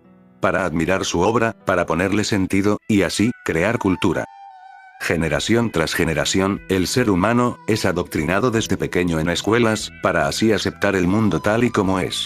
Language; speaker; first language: Spanish; native; Spanish